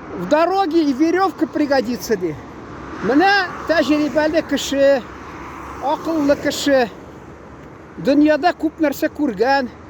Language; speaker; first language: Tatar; early bilingual, heritage; Tatar